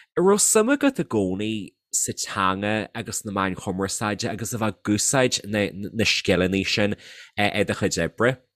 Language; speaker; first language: Irish; native; Irish